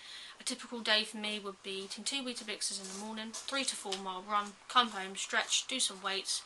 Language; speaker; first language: English; native; English